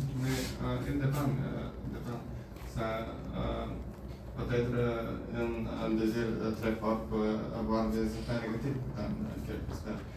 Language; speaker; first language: French; non-native, learner; Bulgarian